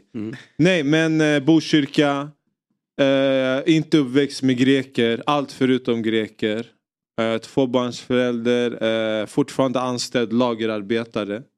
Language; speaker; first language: Swedish; early bilingual, other home language; Greek